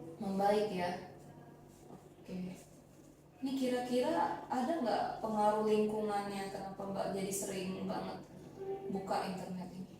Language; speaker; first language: Indonesian; native; Indonesian